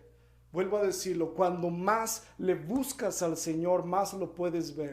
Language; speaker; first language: Spanish; native; Spanish